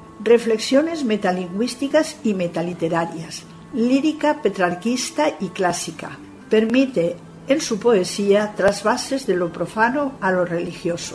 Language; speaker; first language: Spanish; native; Spanish